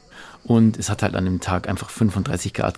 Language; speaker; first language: German; native; German